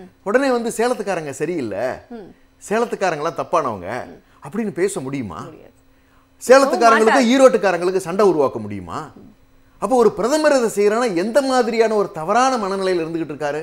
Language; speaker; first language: Tamil; native; Tamil